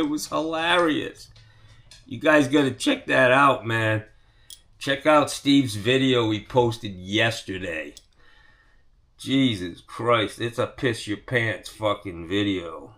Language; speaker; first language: English; native; English